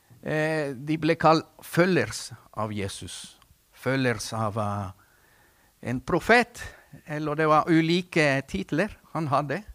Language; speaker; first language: Norwegian; non-native, fluent; Spanish